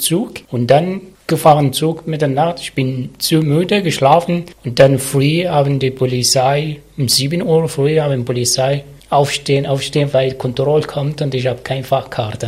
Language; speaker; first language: German; non-native, learner; Arabic